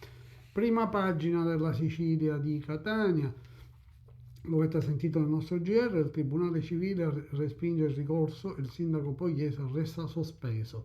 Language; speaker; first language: Italian; native; Italian